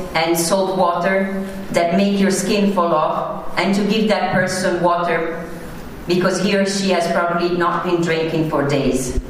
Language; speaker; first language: English; non-native, fluent; Italian